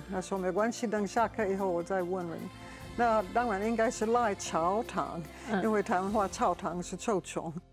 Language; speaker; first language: Chinese; non-native, fluent; English